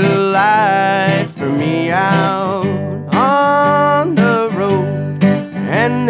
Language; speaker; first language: English; native; English